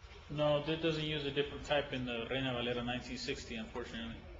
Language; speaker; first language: English; early bilingual, other home language; Spanish